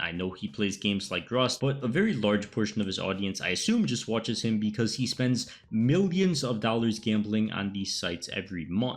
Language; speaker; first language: English; native; English